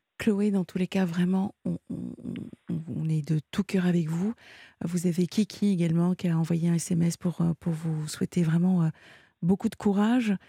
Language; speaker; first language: French; native; French